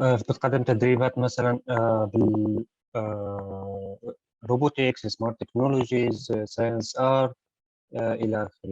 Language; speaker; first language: Arabic; native; Arabic